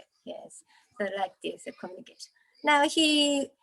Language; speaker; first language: English; non-native, learner; Japanese